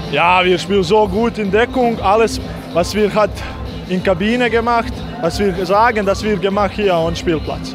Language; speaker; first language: German; non-native, learner; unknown